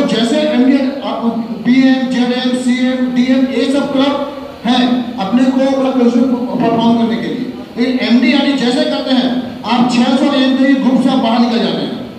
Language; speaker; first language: Hindi; native; Hindi